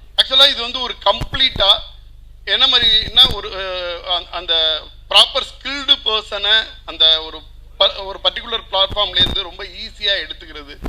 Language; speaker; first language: Tamil; native; Tamil